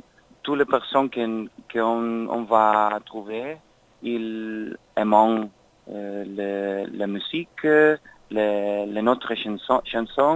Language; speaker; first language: French; non-native, learner; Spanish